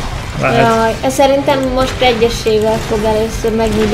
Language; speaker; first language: Hungarian; native; Hungarian